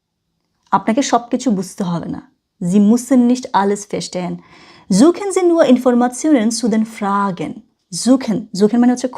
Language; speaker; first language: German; non-native, learner; Bangla